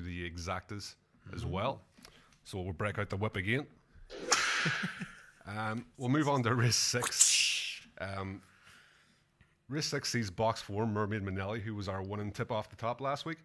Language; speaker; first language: English; native; English